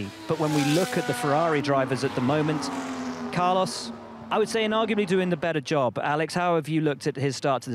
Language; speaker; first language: English; native; English